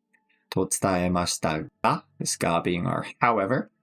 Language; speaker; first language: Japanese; non-native, fluent; English